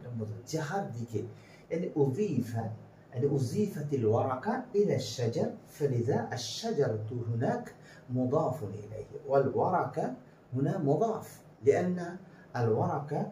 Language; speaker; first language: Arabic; non-native, fluent; Bangla